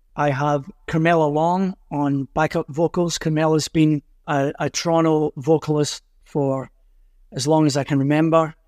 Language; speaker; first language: English; native; English